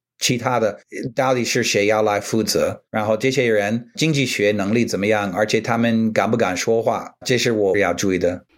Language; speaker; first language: Chinese; non-native, fluent; English